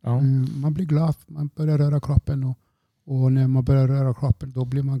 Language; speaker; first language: Swedish; non-native, fluent; Icelandic